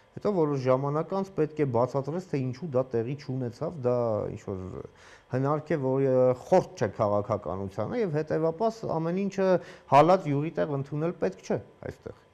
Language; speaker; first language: Armenian; native; Armenian